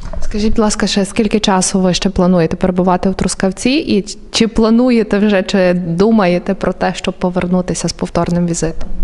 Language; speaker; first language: Ukrainian; native; Ukrainian